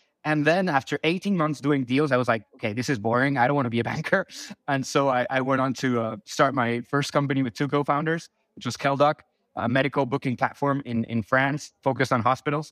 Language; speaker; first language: English; non-native, fluent; Spanish